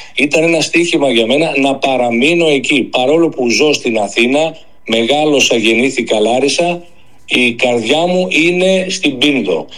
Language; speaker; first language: Greek; native; Greek